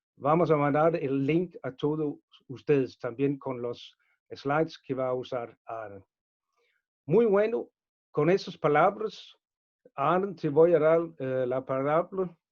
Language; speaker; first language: Spanish; non-native, fluent; Danish